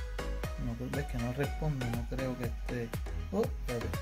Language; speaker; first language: Spanish; native; Spanish